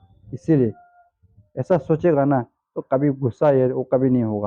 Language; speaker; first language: Hindi; non-native, fluent; Tibetan